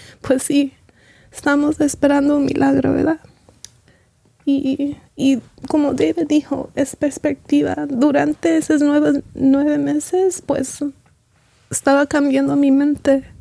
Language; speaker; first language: Spanish; early bilingual, heritage; Spanish